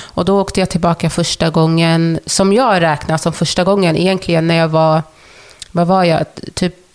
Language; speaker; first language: Swedish; early bilingual, other home language; Wolof